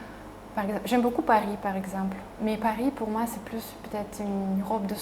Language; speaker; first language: French; non-native, fluent; Russian